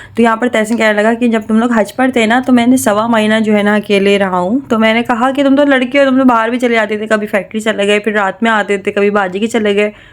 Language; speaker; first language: Urdu; native; Urdu